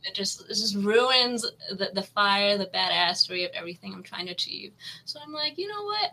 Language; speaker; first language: English; native; English